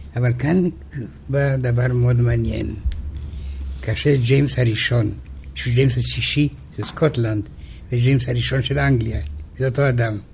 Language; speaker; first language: Hebrew; non-native, fluent; Romanian